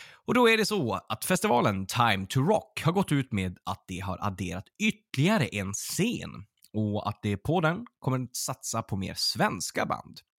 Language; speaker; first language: Swedish; native; Swedish